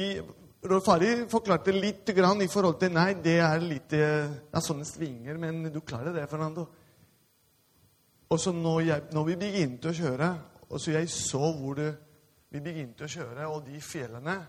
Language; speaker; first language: Norwegian; non-native, fluent; Spanish